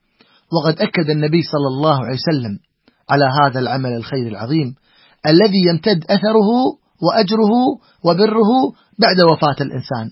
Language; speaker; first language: Arabic; native; Arabic